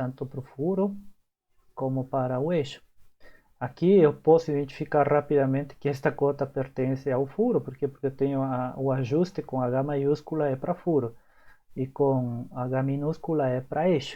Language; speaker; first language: Portuguese; native; Portuguese